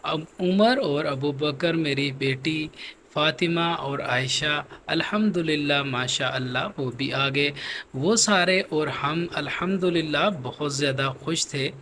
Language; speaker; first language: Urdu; non-native, local second language; Punjabi